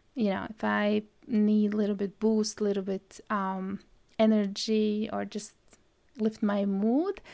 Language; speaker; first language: English; non-native, fluent; Latvian